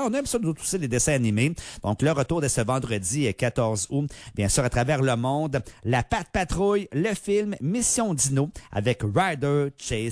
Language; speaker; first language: French; native; French